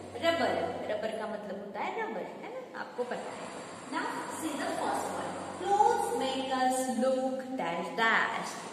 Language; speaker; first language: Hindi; non-native, local second language; Marathi